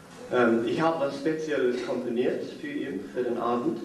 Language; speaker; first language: German; non-native, fluent; English